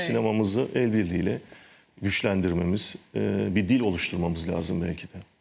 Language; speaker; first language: Turkish; native; Turkish